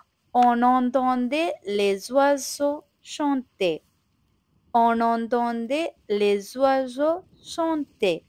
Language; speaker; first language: French; non-native, fluent; Tamil